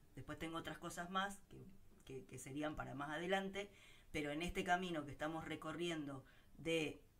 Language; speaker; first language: Spanish; native; Spanish